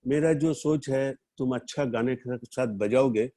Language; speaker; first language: Hindi; non-native, local second language; Bangla